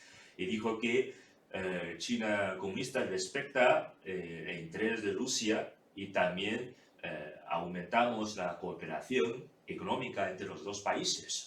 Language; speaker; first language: Spanish; non-native, fluent; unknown